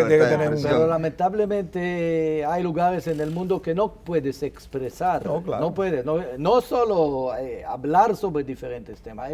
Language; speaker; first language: Spanish; non-native, fluent; Hebrew